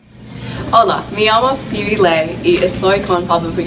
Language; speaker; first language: Spanish; non-native, learner; English